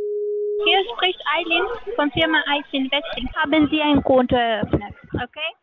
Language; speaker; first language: German; non-native, learner; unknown